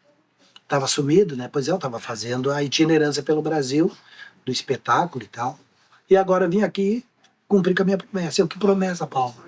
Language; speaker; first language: Portuguese; native; Portuguese